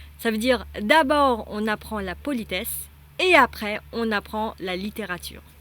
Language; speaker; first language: French; non-native, fluent; Vietnamese